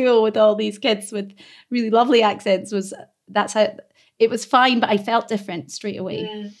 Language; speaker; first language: English; native; English